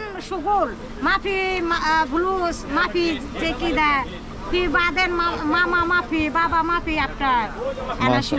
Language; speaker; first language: Arabic; non-native, learner; Bangla